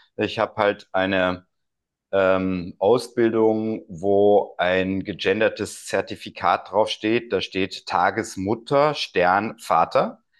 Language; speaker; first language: German; native; German